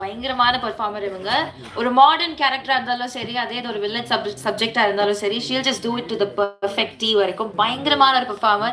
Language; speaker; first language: Tamil; native; Tamil